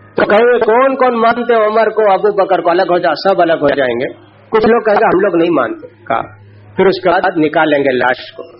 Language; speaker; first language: Urdu; native; Urdu